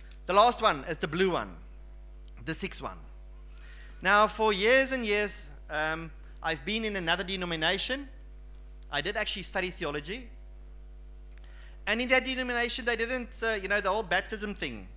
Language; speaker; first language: English; non-native, local second language; Afrikaans